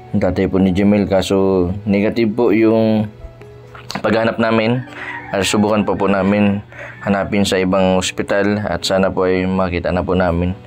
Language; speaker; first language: Filipino; native; Filipino